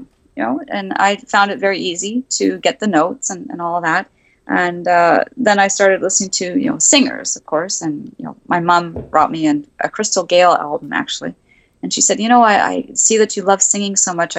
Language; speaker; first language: English; native; English